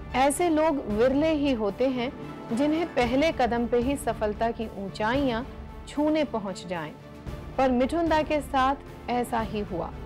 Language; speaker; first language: Hindi; native; Hindi